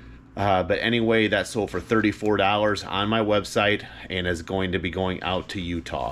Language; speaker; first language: English; native; English